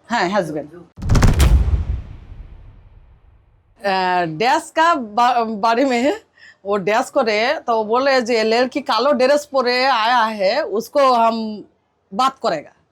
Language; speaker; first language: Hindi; non-native, local second language; Bangla